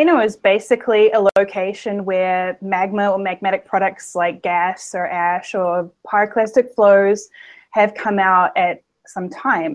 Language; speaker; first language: English; native; English